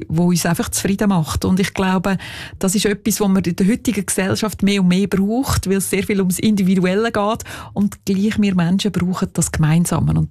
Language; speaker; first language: Swiss German; native; Swiss German